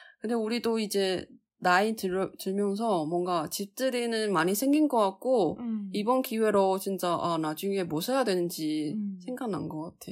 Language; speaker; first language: Korean; native; Korean